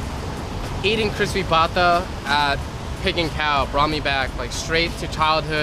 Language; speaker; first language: English; native; English